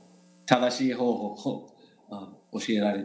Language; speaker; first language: Japanese; non-native, learner; English